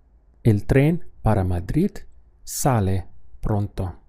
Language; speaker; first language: Spanish; non-native, fluent; English